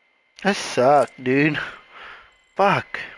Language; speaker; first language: English; native; English